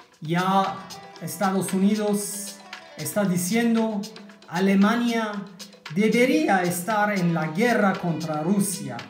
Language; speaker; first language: Spanish; non-native, fluent; German